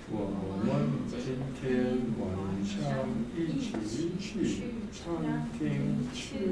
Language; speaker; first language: Chinese; non-native, learner; Korean